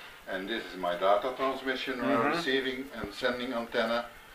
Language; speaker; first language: English; non-native, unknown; Dutch